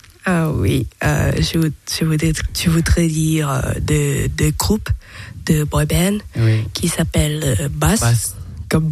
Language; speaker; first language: French; non-native, learner; Thai